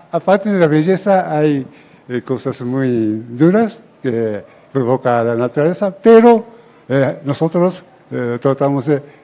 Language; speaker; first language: Spanish; non-native, fluent; Japanese